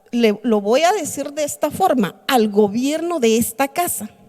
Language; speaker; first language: Spanish; native; Spanish